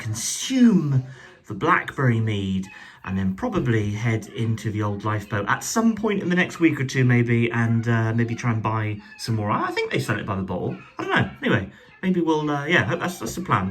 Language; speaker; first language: English; native; English